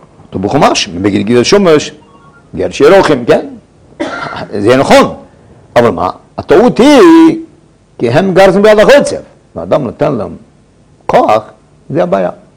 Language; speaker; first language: Hebrew; non-native, fluent; Yiddish